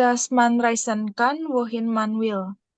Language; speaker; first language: German; non-native, learner; Indonesian